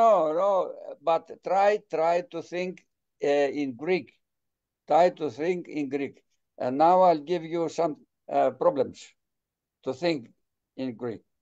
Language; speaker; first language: English; non-native, fluent; Greek